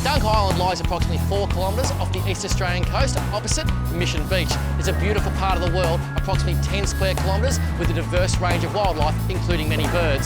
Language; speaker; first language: English; native; English